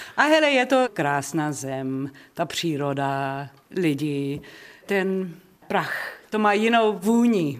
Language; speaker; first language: Czech; early bilingual, heritage; Czech